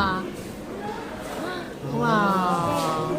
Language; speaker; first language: Korean; native; Korean